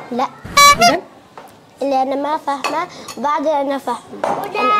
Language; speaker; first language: Arabic; early bilingual, other home language; Indonesian